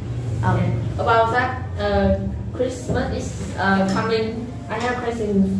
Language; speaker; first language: English; non-native, learner; Vietnamese